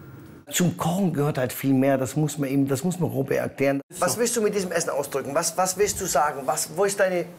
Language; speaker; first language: German; native; German